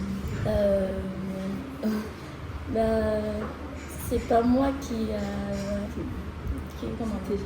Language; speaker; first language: French; non-native, learner; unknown